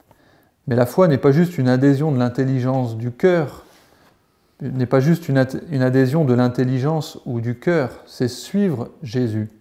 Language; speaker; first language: French; native; French